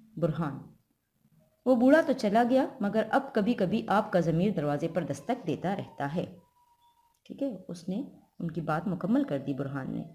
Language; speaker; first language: Urdu; non-native, local second language; Pashto